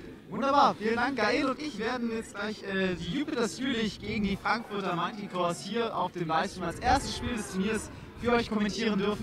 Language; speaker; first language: German; native; German